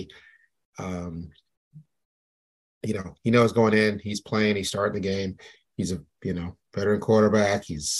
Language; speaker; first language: English; native; English